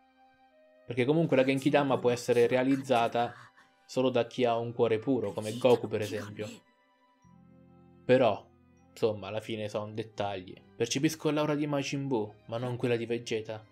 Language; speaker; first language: Italian; native; Italian